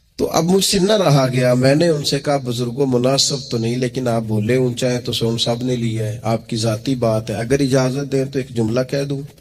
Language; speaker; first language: Urdu; non-native, local second language; Punjabi